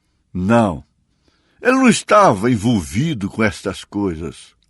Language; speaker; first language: Portuguese; native; Portuguese